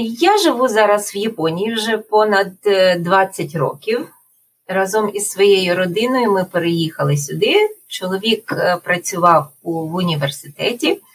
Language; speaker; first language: Ukrainian; native; Ukrainian